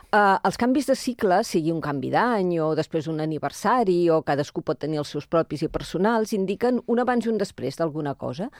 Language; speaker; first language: Catalan; native; Catalan